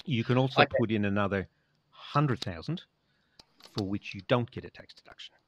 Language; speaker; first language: English; native; English